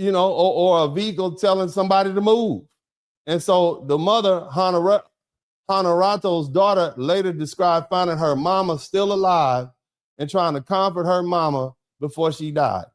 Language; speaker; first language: English; native; English